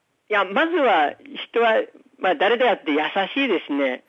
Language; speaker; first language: Japanese; non-native, fluent; English